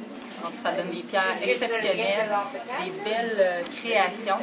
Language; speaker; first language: French; native; French